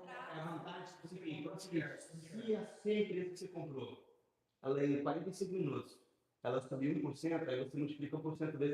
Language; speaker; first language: Portuguese; native; Portuguese